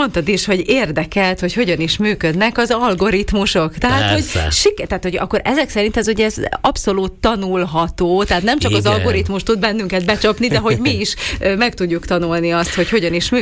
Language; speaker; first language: Hungarian; native; Hungarian